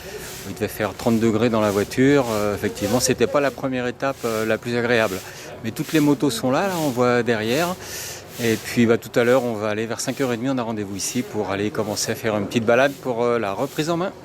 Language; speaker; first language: French; native; French